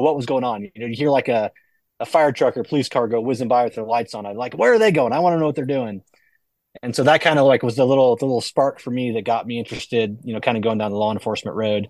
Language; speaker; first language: English; native; English